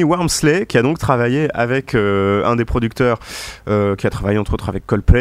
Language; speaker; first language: French; native; French